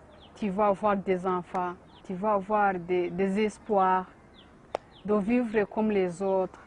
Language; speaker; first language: French; non-native, learner; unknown